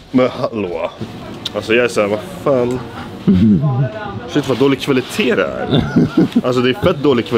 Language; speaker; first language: Swedish; native; Swedish